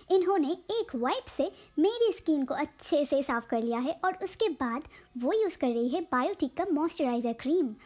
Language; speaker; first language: Hindi; non-native, local second language; Bangla